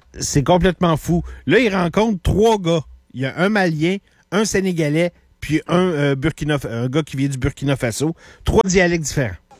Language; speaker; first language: French; native; French